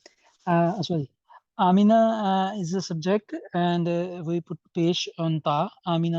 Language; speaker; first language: English; non-native, learner; Urdu